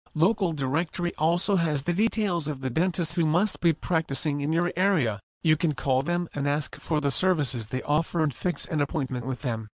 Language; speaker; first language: English; non-native, fluent; Spanish